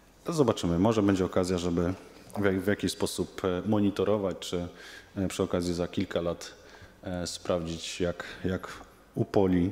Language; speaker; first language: Polish; native; Polish